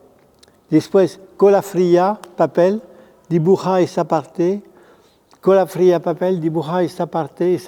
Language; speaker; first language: Spanish; non-native, fluent; French